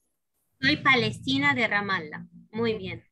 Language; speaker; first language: Spanish; non-native, fluent; Arabic